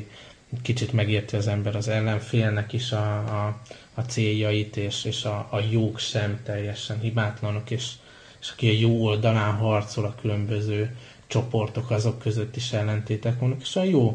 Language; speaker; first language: Hungarian; native; Hungarian